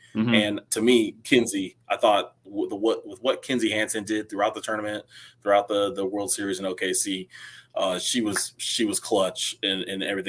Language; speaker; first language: English; native; English